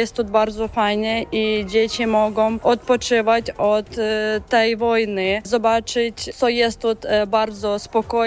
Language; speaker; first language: Polish; non-native, learner; Ukrainian